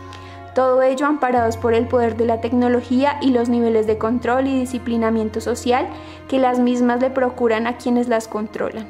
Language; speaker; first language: Spanish; native; Spanish